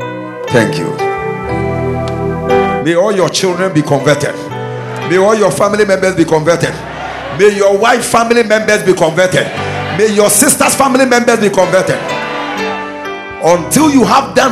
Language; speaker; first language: English; non-native, local second language; Akan